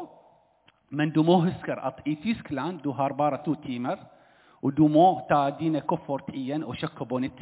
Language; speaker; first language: Norwegian; non-native, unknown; Arabic